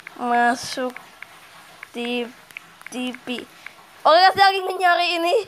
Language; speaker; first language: Indonesian; native; Indonesian